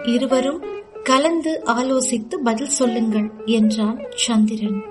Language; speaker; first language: Tamil; native; Tamil